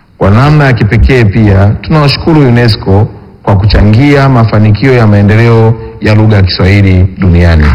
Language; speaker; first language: Swahili; native; Swahili